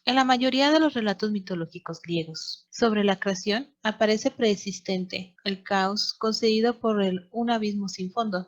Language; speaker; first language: Spanish; native; Spanish